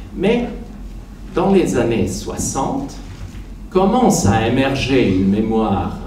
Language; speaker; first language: French; non-native, fluent; Serbian